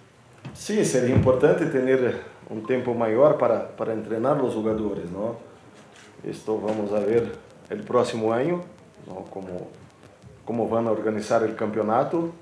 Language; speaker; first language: Spanish; non-native, fluent; Portuguese